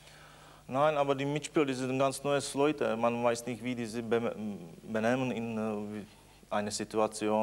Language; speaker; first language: German; non-native, fluent; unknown